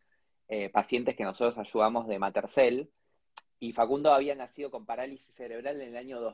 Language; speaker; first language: Spanish; native; Spanish